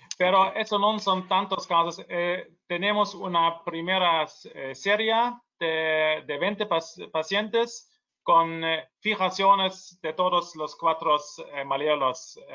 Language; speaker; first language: Spanish; non-native, learner; German